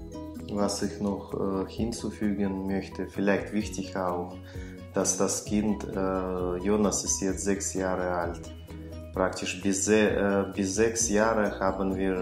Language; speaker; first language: German; non-native, fluent; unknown